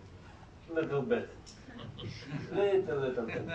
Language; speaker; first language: English; non-native, learner; Ukrainian